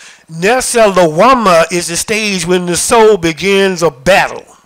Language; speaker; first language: English; native; English